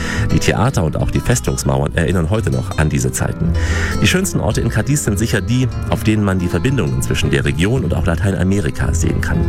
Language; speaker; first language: German; native; German